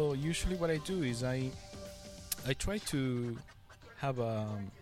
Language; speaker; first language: English; non-native, fluent; Spanish